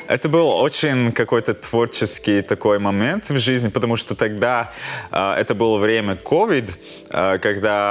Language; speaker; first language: Russian; non-native, local second language; Latvian